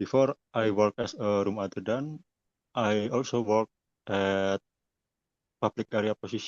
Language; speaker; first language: English; non-native, learner; Indonesian